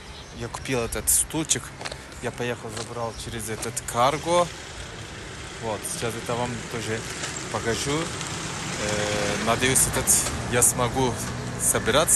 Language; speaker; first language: Russian; non-native, learner; Turkish